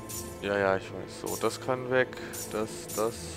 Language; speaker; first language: German; native; German